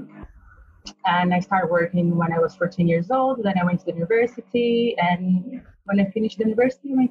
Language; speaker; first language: English; non-native, learner; Portuguese